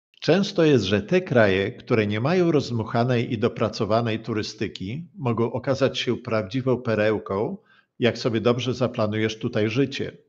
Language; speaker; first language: Polish; native; Polish